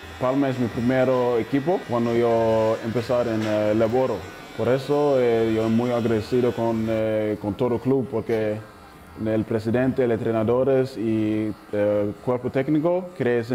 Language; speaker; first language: Spanish; non-native, learner; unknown